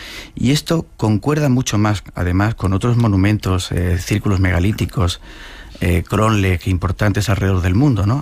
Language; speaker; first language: Spanish; native; Spanish